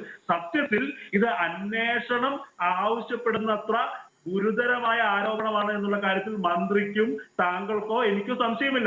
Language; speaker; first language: Malayalam; native; Malayalam